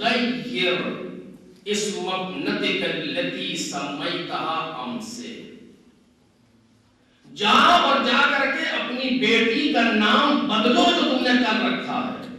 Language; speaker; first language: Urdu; native; Urdu